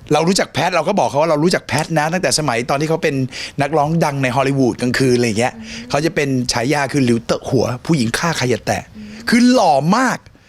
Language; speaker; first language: Thai; early bilingual, heritage; Thai